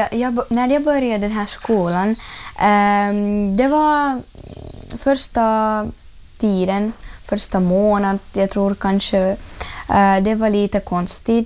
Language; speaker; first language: Swedish; non-native, learner; Russian